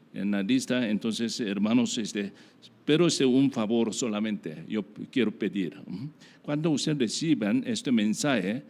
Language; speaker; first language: Spanish; non-native, learner; Korean